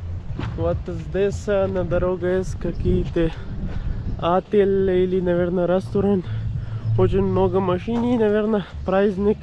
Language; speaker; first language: Russian; non-native, learner; Urdu